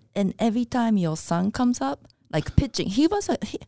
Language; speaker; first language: English; non-native, fluent; Japanese